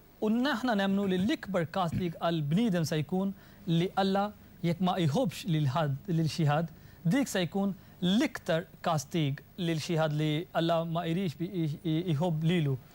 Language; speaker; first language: Maltese; non-native, fluent; Urdu